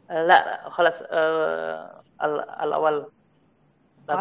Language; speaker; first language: Arabic; non-native, fluent; Indonesian